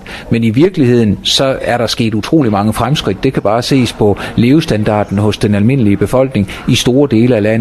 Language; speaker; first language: Danish; native; Danish